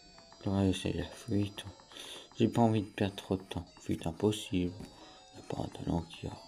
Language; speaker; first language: French; native; French